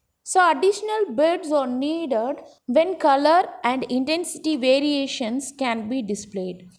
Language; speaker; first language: English; non-native, local second language; Tamil